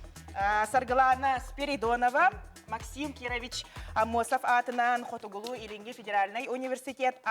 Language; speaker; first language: Russian; non-native, local second language; Yakut